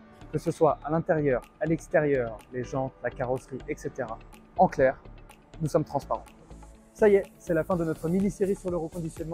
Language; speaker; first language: French; native; French